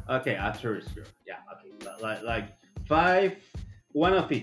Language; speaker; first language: English; non-native, fluent; Spanish